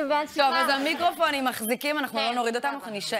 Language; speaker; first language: Hebrew; native; Hebrew